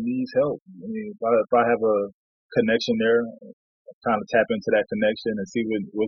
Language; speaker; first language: English; native; English